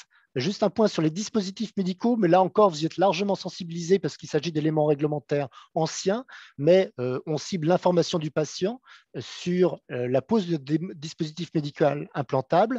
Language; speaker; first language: French; native; French